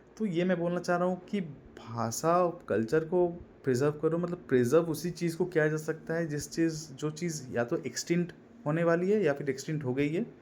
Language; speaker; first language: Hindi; non-native, local second language; Bangla